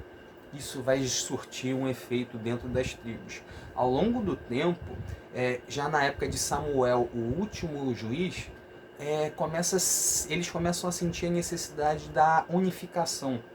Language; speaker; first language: Portuguese; native; Portuguese